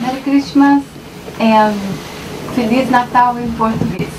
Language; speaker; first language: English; non-native, learner; Portuguese